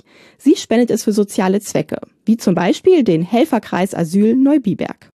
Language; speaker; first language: German; native; German